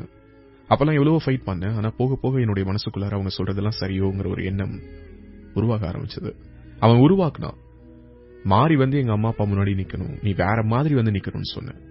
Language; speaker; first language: Tamil; native; Tamil